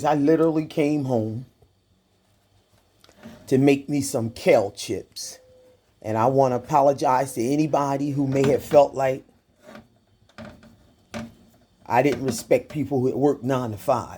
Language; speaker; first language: English; native; English